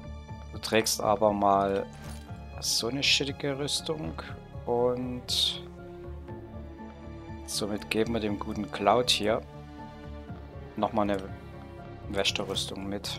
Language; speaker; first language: German; native; German